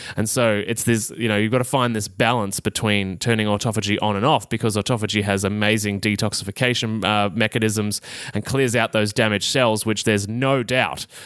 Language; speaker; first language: English; native; English